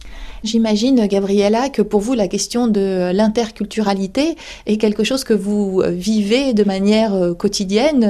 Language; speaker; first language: French; native; French